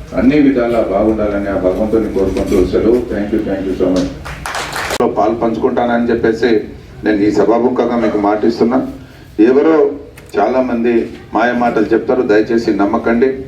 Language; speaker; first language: Telugu; non-native, local second language; Lambadi